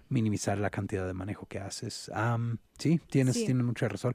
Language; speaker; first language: Spanish; native; Spanish